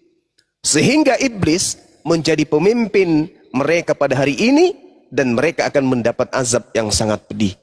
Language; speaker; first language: Indonesian; native; Indonesian